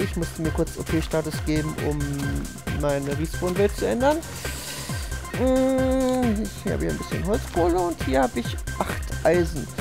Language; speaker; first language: German; native; German